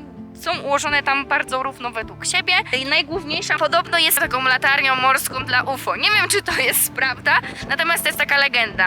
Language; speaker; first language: Polish; native; Polish